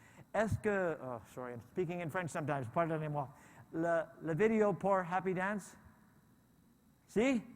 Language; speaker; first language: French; non-native, learner; English